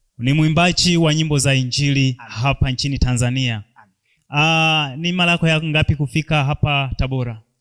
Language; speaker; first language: Swahili; native; Swahili